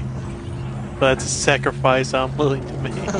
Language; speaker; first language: English; native; English